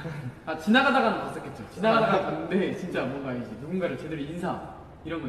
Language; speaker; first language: Korean; native; Korean